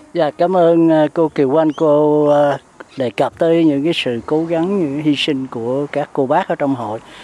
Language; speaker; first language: Vietnamese; native; Vietnamese